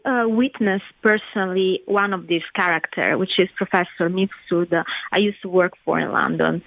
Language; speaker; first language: English; non-native, fluent; Italian